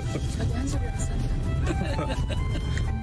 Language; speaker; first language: Korean; non-native, fluent; Vietnamese